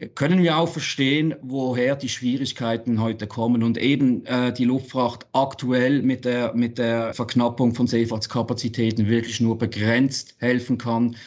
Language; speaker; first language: German; native; German